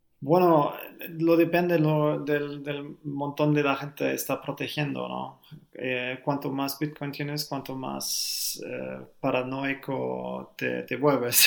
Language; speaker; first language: Spanish; non-native, learner; German